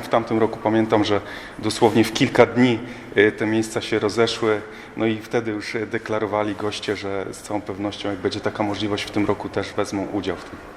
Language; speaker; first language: Polish; native; Polish